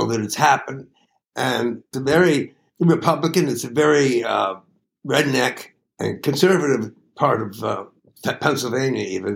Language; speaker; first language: English; native; English